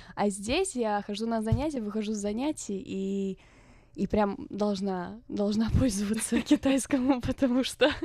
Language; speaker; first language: Russian; non-native, fluent; Romanian